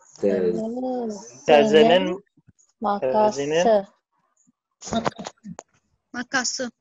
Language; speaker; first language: Turkish; non-native, learner; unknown